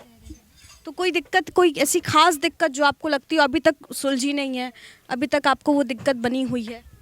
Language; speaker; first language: Hindi; native; Hindi